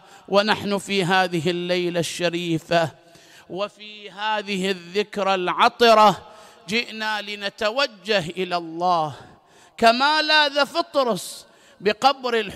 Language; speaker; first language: Arabic; native; Arabic